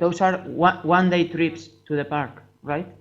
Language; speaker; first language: English; non-native, fluent; Spanish